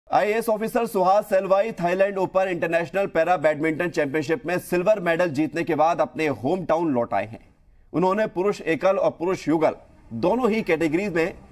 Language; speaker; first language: Hindi; native; Hindi